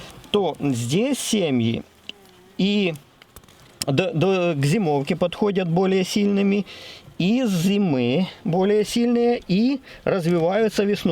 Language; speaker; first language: Russian; native; Russian